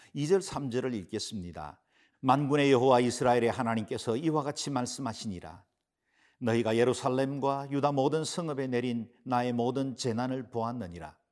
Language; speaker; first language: Korean; native; Korean